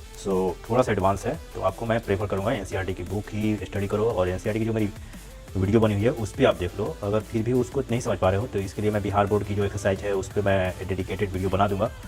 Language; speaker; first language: Hindi; native; Hindi